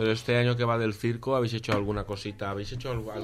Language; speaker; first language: Spanish; native; Spanish